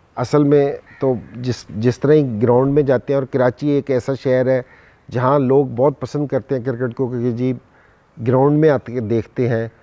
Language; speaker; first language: Urdu; non-native, local second language; Punjabi